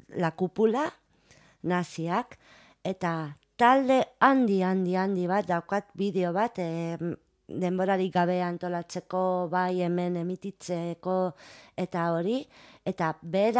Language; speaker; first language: Basque; non-native, local second language; Spanish